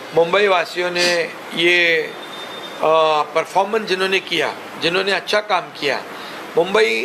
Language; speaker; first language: Hindi; non-native, local second language; Marathi